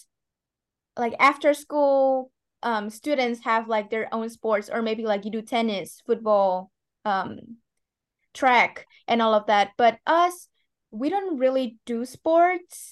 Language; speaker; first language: English; non-native, fluent; Indonesian